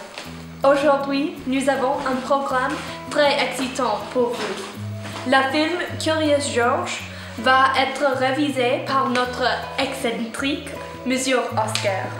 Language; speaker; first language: French; non-native, learner; English